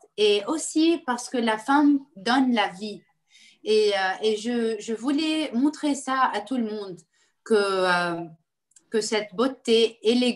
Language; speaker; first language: French; non-native, local second language; Arabic